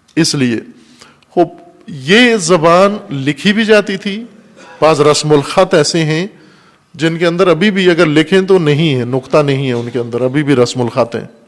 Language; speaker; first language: Urdu; non-native, local second language; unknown